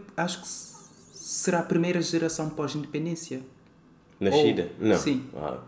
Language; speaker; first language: Portuguese; non-native, local second language; Kabuverdianu